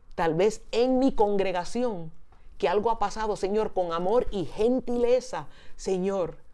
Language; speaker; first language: Spanish; early bilingual, heritage; Spanish